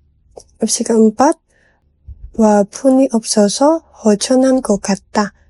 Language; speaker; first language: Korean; non-native, fluent; Indonesian